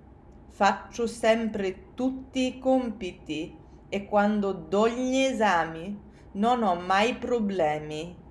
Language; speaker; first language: Italian; non-native, fluent; English